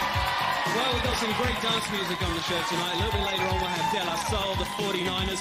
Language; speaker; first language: English; native; English